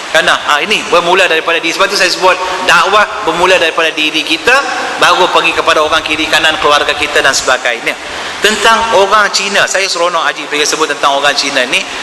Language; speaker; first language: Malay; non-native, local second language; Tamil